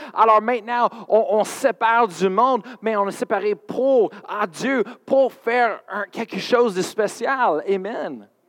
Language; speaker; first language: French; non-native, fluent; English